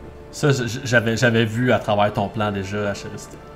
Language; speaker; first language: French; native; French